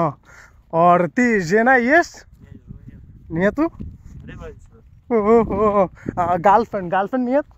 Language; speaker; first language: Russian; non-native, learner; Bangla